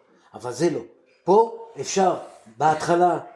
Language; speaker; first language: Hebrew; non-native, fluent; French